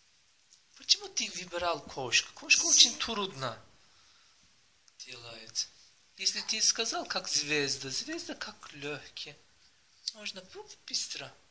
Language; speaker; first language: Russian; non-native, learner; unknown